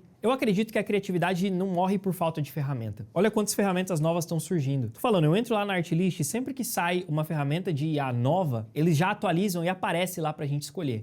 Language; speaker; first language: Portuguese; native; Portuguese